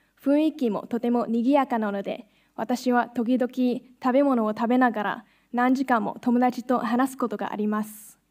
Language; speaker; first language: Japanese; non-native, fluent; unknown